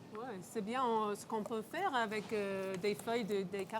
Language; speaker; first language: French; non-native, local second language; English